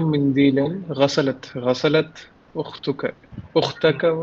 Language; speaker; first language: Arabic; non-native, learner; Tamil